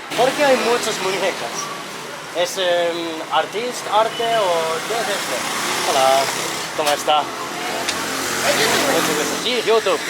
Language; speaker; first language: Spanish; non-native, learner; Finnish